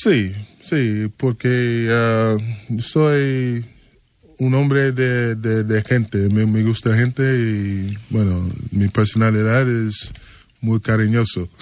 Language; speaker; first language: Spanish; non-native, learner; English